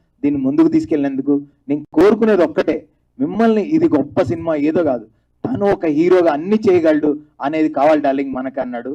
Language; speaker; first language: Telugu; native; Telugu